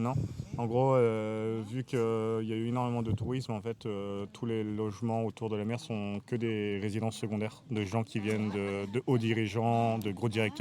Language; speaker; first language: French; native; French